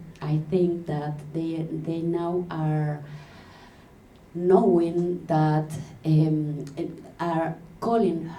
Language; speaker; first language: English; non-native, learner; Spanish